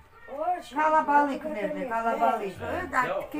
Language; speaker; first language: Turkish; non-native, learner; Russian